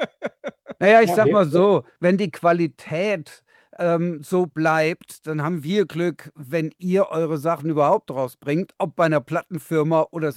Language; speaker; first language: German; native; German